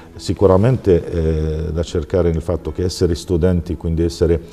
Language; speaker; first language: Italian; non-native, fluent; Arabic